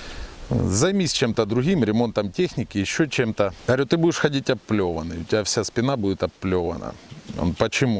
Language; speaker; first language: Russian; native; Russian